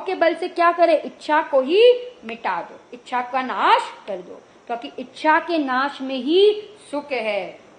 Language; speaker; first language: Hindi; non-native, local second language; Gujarati